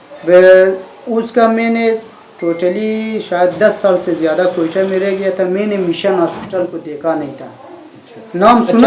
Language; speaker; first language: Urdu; non-native, learner; Persian